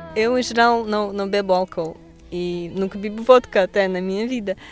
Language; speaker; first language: Portuguese; non-native, fluent; Russian